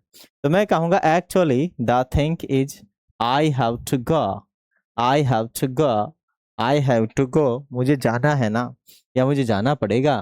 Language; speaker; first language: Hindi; native; Hindi